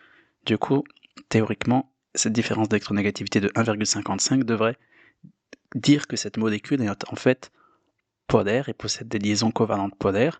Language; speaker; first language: French; native; French